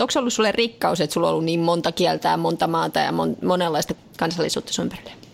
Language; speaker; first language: Finnish; native; Finnish